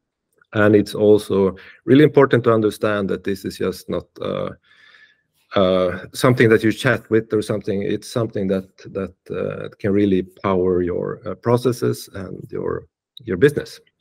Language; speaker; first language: English; non-native, fluent; Swedish